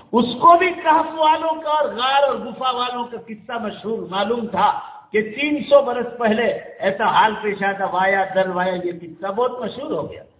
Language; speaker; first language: Urdu; non-native, local second language; Gujarati